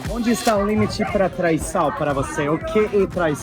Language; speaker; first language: Portuguese; non-native, learner; Swedish